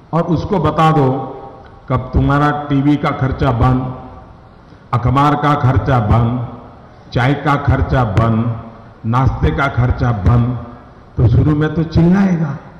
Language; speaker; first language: Hindi; non-native, local second language; Gujarati